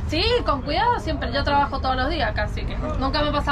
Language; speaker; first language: Spanish; native; Spanish